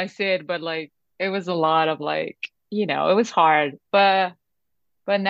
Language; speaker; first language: English; non-native, fluent; French